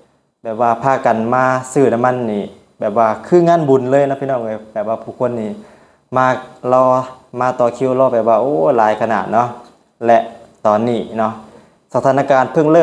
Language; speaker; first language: Thai; non-native, local second language; Northeastern Thai